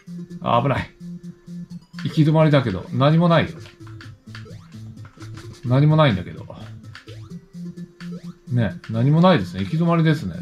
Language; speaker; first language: Japanese; native; Japanese